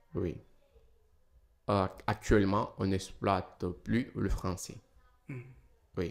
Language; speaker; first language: French; non-native, fluent; Portuguese